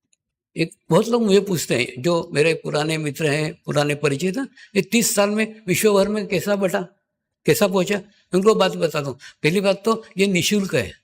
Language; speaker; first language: Hindi; native; Hindi